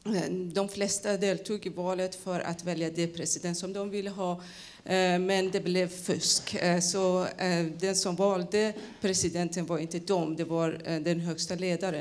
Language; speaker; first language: Swedish; non-native, fluent; Persian